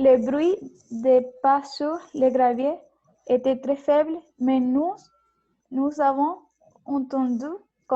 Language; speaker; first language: French; non-native, learner; Spanish